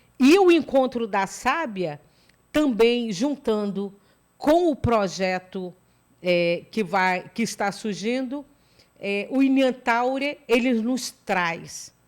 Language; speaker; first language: Portuguese; native; Portuguese